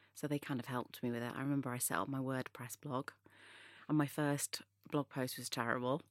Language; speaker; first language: English; native; English